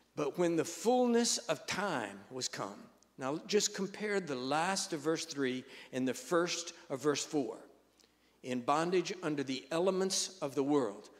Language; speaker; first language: English; native; English